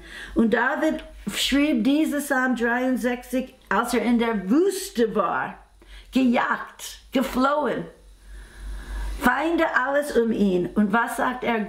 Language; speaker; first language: German; non-native, fluent; English